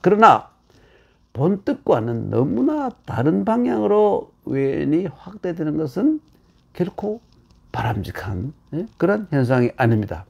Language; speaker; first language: Korean; native; Korean